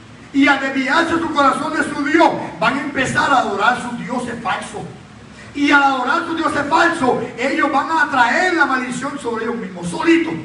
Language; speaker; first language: Spanish; native; Spanish